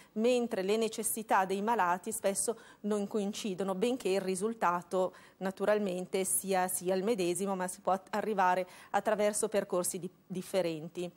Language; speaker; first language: Italian; native; Italian